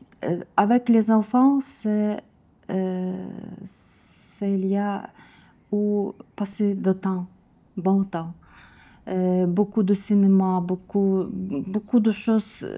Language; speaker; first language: French; non-native, learner; Ukrainian